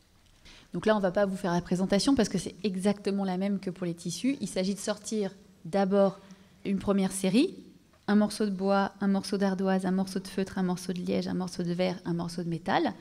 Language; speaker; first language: French; native; French